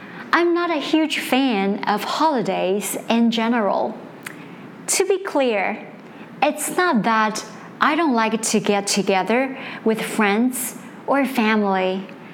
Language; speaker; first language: English; non-native, fluent; Chinese